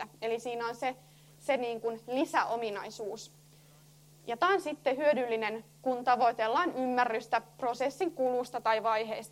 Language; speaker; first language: Finnish; native; Finnish